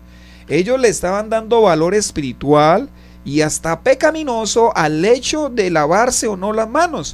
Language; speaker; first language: Spanish; native; Spanish